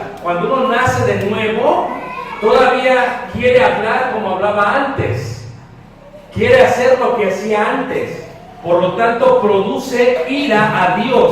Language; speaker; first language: Spanish; early bilingual, heritage; Spanish